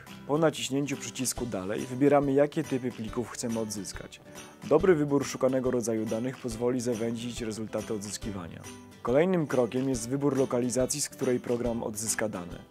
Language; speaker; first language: Polish; native; Polish